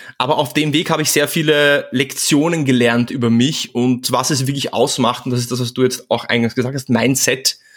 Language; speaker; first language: German; early bilingual, other home language; Czech